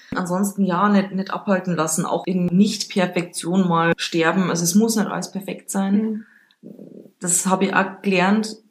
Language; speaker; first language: German; native; German